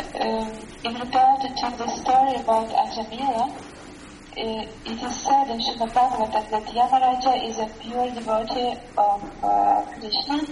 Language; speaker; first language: English; non-native, learner; Russian